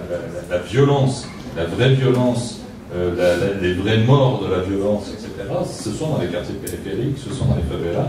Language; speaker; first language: French; native; French